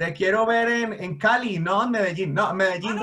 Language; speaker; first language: Spanish; native; Spanish